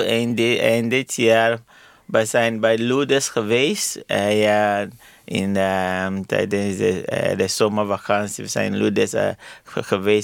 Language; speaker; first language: Dutch; non-native, learner; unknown